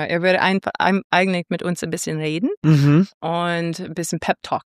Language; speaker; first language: German; non-native, fluent; English